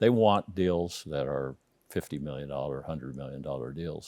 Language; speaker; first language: English; native; English